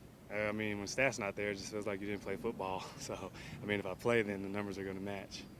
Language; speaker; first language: English; native; English